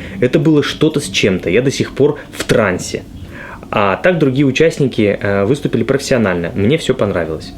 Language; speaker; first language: Russian; native; Russian